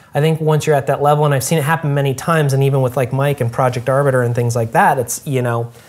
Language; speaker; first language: English; native; English